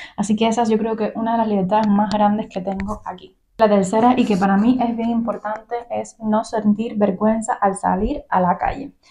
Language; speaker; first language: Spanish; native; Spanish